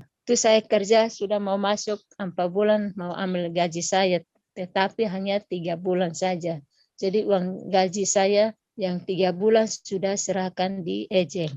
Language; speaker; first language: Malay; non-native, local second language; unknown